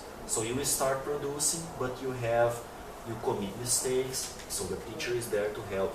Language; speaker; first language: English; non-native, fluent; Portuguese